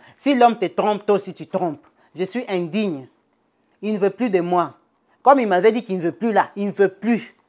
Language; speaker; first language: French; non-native, local second language; Lingala